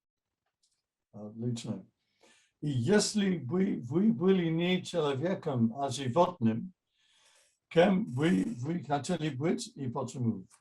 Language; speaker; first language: Russian; non-native, fluent; English